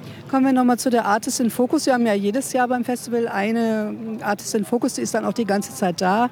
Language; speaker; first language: German; native; German